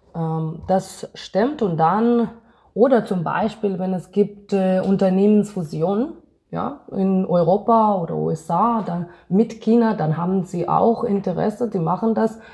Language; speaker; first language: German; non-native, fluent; Hebrew